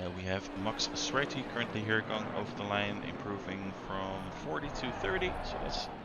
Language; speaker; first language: English; non-native, fluent; Dutch